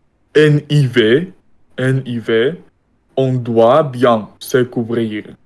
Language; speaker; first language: French; non-native, learner; Russian